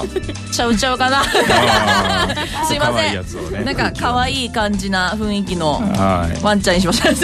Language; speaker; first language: Japanese; native; Japanese